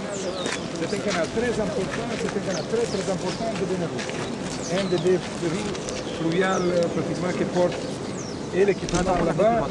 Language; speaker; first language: French; non-native, local second language; Arabic